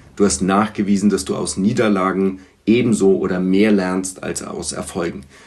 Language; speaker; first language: German; early bilingual, other home language; Bulgarian